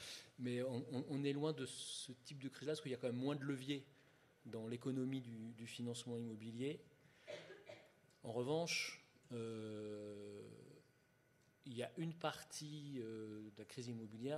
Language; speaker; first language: French; native; French